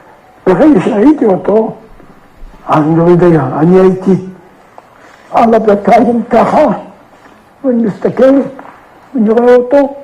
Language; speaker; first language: Hebrew; non-native, fluent; Yiddish